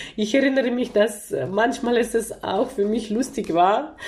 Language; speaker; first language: German; non-native, learner; Ukrainian